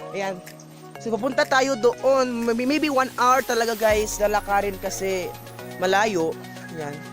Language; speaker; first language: Filipino; non-native, local second language; Cebuano